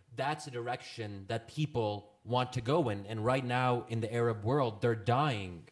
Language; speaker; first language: English; native; English